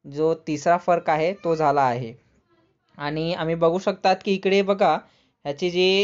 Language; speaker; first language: Marathi; non-native, local second language; Hindi